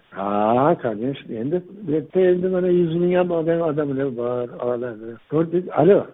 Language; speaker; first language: Uzbek; non-native, local second language; Tajik